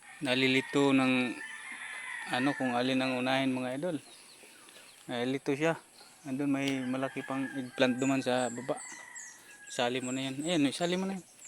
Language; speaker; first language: Filipino; non-native, local second language; Bikol